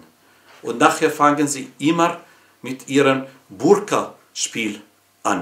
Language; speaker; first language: German; non-native, fluent; Arabic